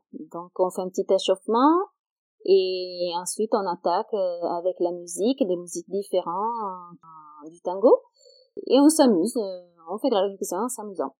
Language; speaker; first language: French; non-native, fluent; Italian